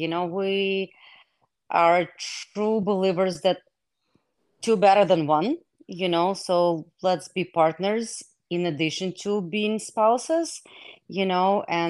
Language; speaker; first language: English; non-native, fluent; Hebrew